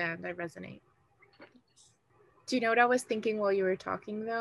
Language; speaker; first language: English; early bilingual, other home language; Spanish